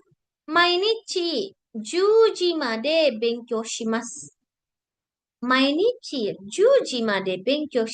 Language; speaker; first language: Japanese; non-native, fluent; Indonesian